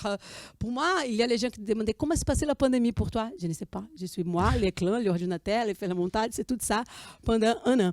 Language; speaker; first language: French; non-native, fluent; Portuguese